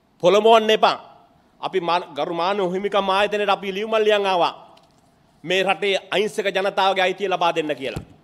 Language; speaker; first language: Sinhala; native; Sinhala